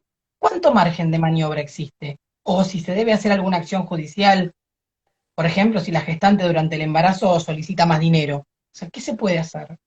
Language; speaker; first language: Spanish; native; Spanish